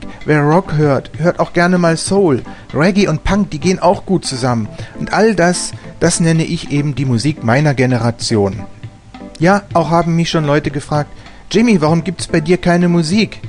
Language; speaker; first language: German; native; German